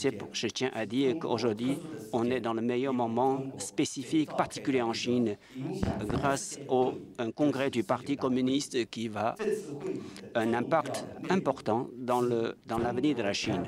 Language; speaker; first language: French; non-native, fluent; Chinese